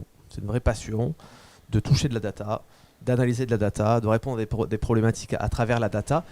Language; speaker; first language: French; native; French